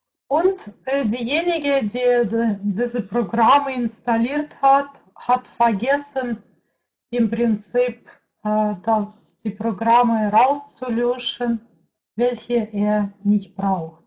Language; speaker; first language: German; non-native, fluent; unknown